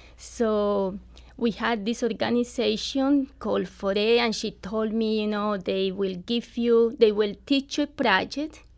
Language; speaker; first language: English; non-native, fluent; Spanish